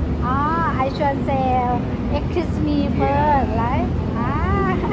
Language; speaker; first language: English; non-native, learner; Thai